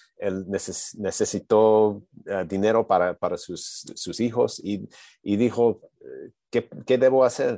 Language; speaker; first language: Spanish; non-native, learner; English